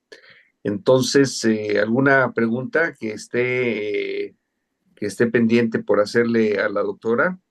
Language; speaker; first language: Spanish; native; Spanish